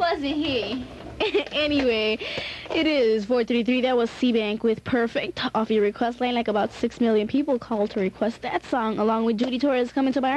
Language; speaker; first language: English; native; English